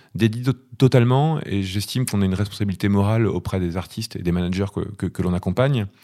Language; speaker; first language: French; native; French